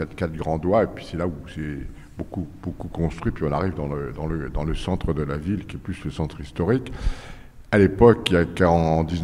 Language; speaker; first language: French; native; French